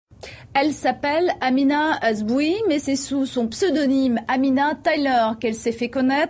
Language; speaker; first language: French; native; French